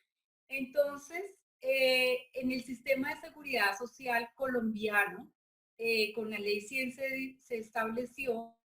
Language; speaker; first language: Spanish; native; Spanish